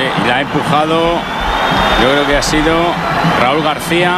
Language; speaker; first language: Spanish; native; Spanish